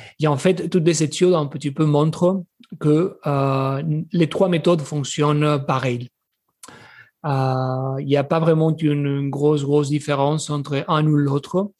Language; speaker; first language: French; non-native, fluent; Spanish